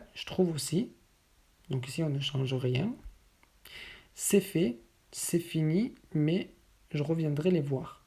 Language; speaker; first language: French; native; French